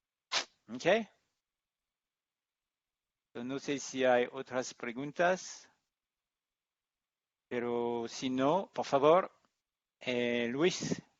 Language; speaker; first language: Spanish; non-native, learner; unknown